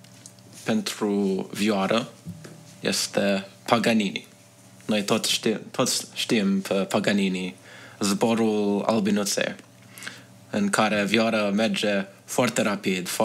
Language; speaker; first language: Romanian; early bilingual, heritage; Romanian